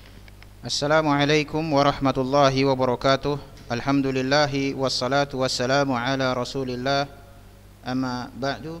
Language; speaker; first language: Arabic; non-native, fluent; Indonesian